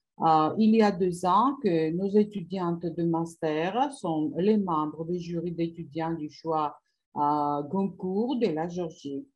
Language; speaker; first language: French; non-native, fluent; Georgian